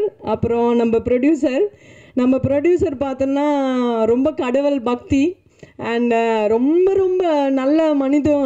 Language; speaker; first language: Tamil; non-native, fluent; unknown